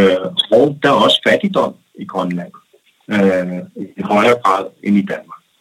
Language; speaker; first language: Danish; non-native, local second language; Kalaallisut